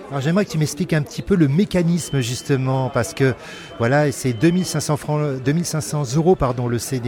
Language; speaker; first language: French; native; French